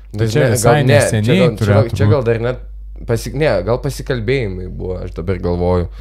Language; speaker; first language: Lithuanian; non-native, local second language; Russian